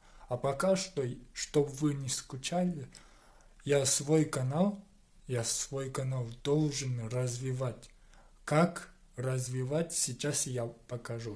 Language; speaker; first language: Russian; non-native, local second language; Kyrgyz